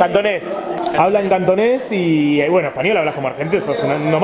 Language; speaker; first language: Spanish; native; Spanish